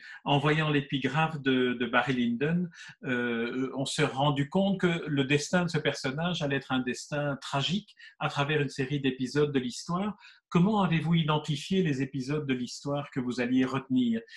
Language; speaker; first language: French; native; French